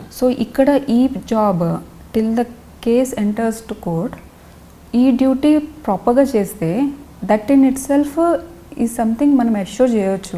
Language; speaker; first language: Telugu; non-native, local second language; Lambadi